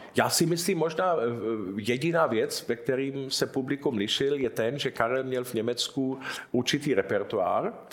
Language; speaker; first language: Czech; early bilingual, heritage; Czech